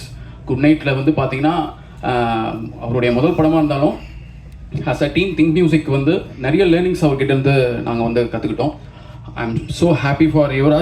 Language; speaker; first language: Tamil; native; Tamil